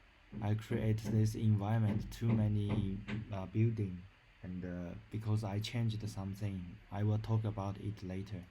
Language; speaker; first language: English; non-native, learner; Chinese